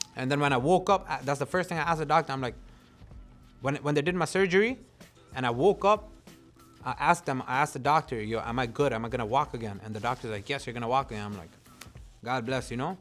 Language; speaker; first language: English; non-native, fluent; Punjabi